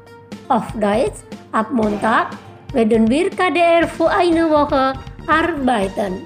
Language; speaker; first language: German; non-native, fluent; Indonesian